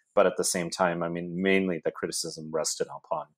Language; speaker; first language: English; native; English